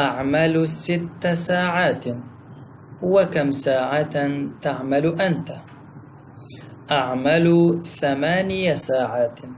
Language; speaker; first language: Arabic; non-native, fluent; Pashto